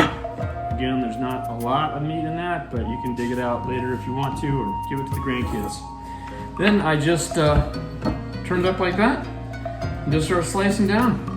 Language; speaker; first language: English; native; English